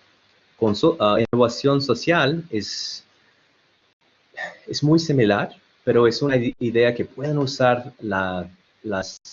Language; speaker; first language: Spanish; non-native, learner; English